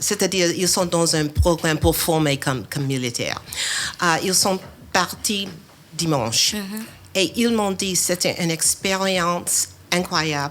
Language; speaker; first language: French; non-native, fluent; English